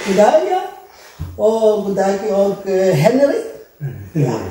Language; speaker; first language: Danish; non-native, learner; Rundi